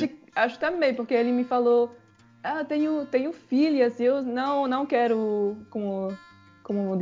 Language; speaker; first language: Portuguese; non-native, fluent; French